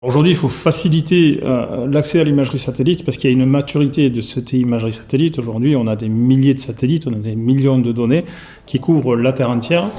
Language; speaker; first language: French; native; French